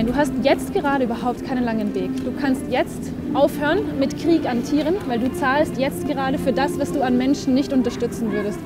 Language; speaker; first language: German; native; German